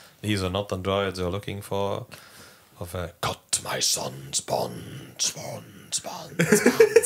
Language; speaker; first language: English; native; English